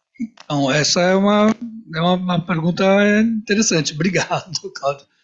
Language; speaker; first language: Portuguese; native; Portuguese